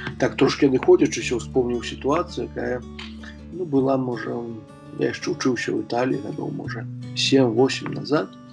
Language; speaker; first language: Belarusian; native; Belarusian